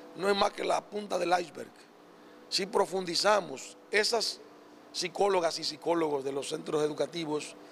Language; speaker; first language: Spanish; native; Spanish